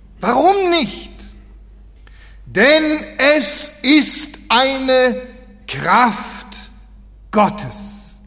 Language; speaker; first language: German; native; German